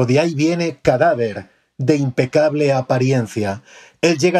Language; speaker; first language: Spanish; native; Spanish